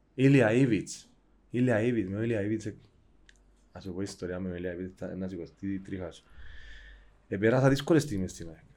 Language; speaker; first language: Greek; native; Greek